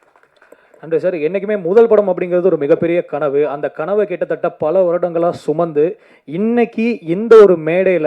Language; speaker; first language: Tamil; native; Tamil